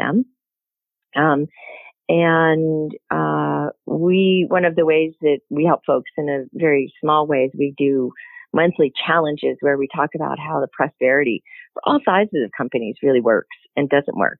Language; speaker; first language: English; native; English